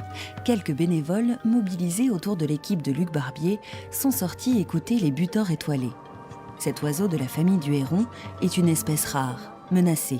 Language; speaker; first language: French; native; French